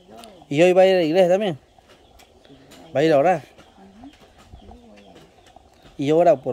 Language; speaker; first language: Spanish; native; Spanish